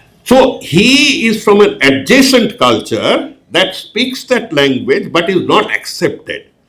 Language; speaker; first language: English; non-native, local second language; Bangla